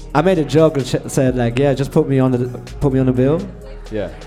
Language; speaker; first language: English; non-native, fluent; German